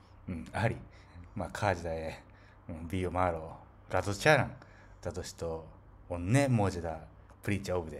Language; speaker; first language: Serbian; non-native, fluent; Japanese